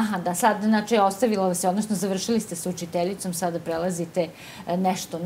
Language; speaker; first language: Serbian; native; Serbian